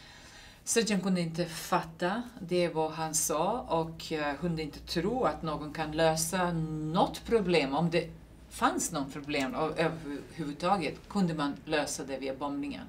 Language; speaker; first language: Swedish; non-native, fluent; Serbian